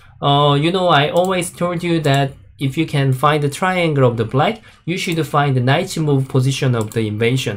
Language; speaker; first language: English; non-native, fluent; Korean